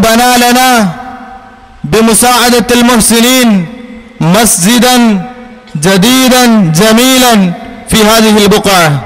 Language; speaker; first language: Arabic; non-native, fluent; Malayalam